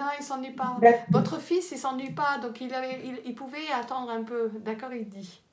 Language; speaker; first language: French; native; French